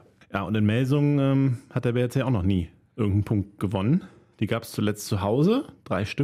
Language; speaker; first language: German; native; German